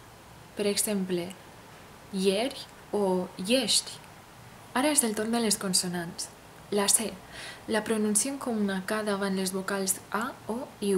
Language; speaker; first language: Catalan; non-native, fluent; Romanian